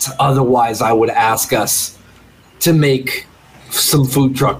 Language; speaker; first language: English; native; English